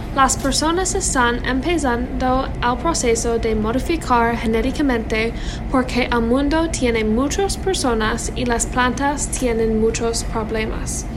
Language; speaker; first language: Spanish; non-native, learner; English